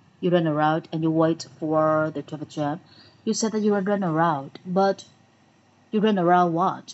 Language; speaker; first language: English; non-native, fluent; Vietnamese